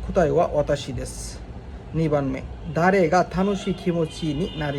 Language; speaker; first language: Japanese; non-native, learner; Bangla